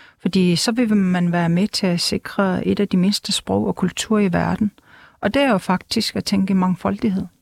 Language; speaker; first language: Danish; non-native, local second language; Kalaallisut